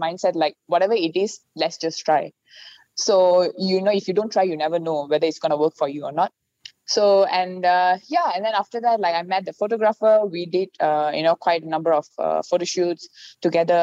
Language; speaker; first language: English; non-native, local second language; Tamil